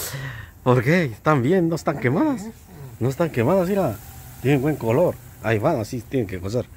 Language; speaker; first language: Spanish; native; Spanish